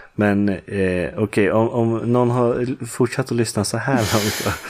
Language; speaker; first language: Swedish; native; Swedish